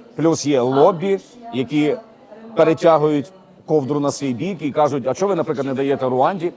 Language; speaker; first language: Ukrainian; native; Ukrainian